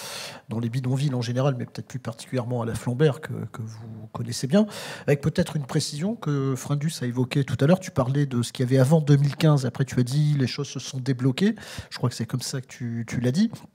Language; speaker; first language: French; native; French